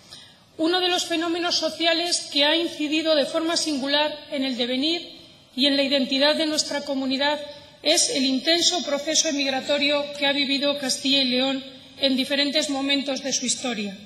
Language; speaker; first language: Spanish; native; Spanish